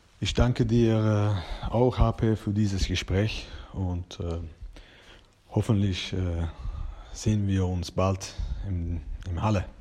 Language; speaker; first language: German; non-native, fluent; Persian